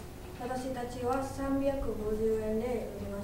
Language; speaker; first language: Japanese; non-native, learner; Vietnamese